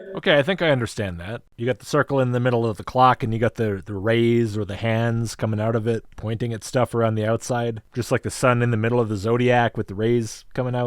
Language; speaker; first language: English; native; English